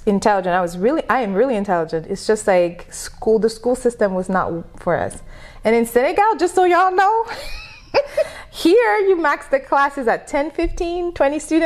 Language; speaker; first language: English; non-native, fluent; French